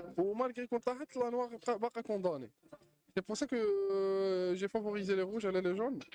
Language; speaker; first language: French; non-native, local second language; Arabic